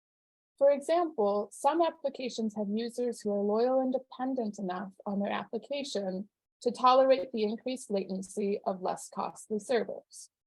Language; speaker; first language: English; native; English